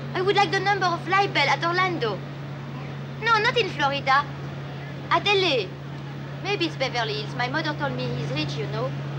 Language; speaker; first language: English; non-native, fluent; French